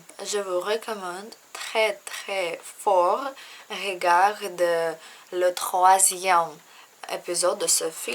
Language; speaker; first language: French; non-native, learner; Russian